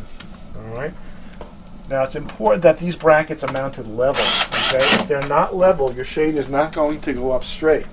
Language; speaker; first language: English; native; English